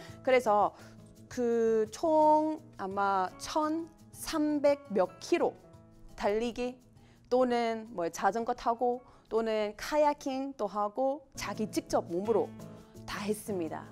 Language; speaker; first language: Korean; non-native, fluent; English